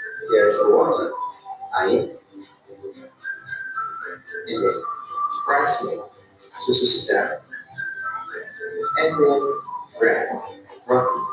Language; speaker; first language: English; non-native, fluent; Indonesian